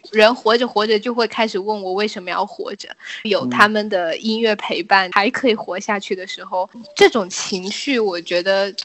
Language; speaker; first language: Chinese; native; Chinese